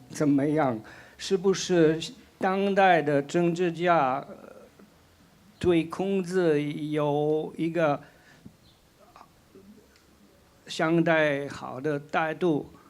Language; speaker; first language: Chinese; non-native, fluent; Slovenian